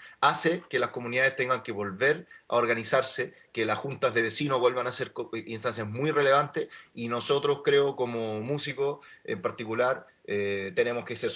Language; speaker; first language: Spanish; native; Spanish